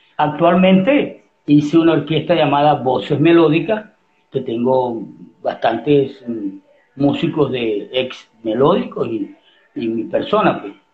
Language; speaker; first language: Spanish; native; Spanish